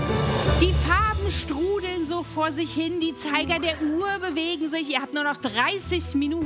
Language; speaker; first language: German; native; German